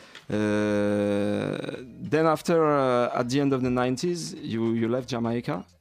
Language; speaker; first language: English; non-native, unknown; French